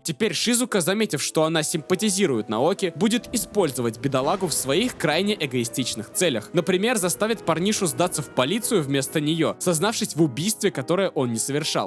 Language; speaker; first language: Russian; native; Russian